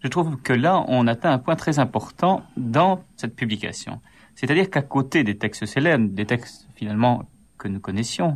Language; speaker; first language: French; native; French